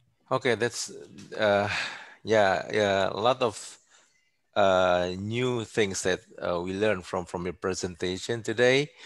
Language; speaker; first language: English; non-native, fluent; Indonesian